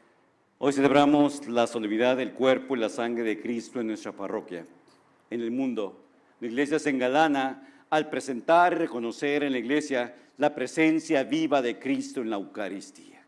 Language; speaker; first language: Spanish; native; Spanish